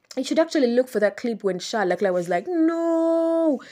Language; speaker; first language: English; non-native, local second language; Ganda